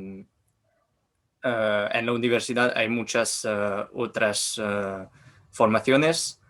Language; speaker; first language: Spanish; non-native, learner; French